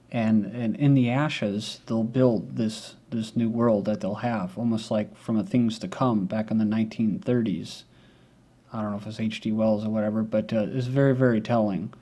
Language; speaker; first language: English; native; English